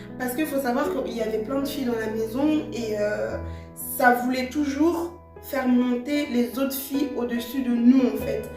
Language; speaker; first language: French; early bilingual, other home language; Lingala